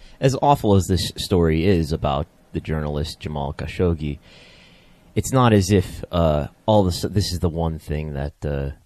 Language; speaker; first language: English; native; English